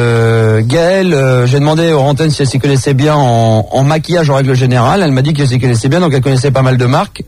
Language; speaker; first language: French; native; French